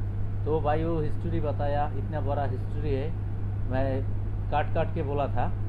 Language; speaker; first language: Hindi; non-native, learner; Bangla